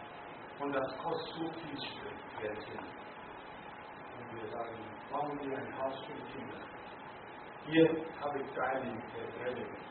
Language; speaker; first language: German; non-native, fluent; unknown